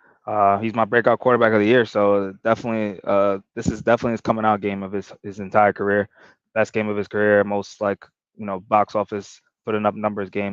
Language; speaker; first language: English; native; English